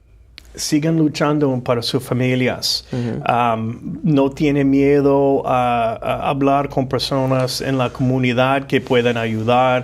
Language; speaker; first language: Spanish; non-native, fluent; English